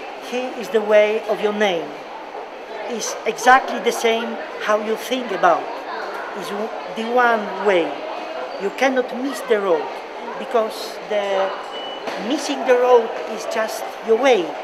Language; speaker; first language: English; non-native, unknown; Polish